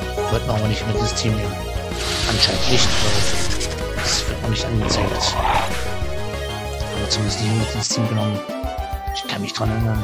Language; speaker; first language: German; native; German